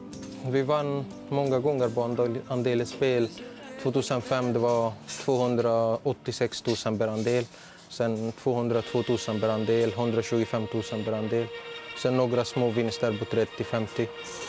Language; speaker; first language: Swedish; non-native, learner; Arabic